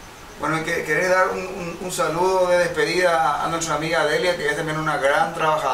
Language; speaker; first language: Spanish; native; Spanish